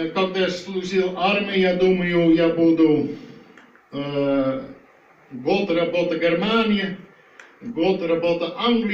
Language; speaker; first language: Russian; non-native, learner; Dutch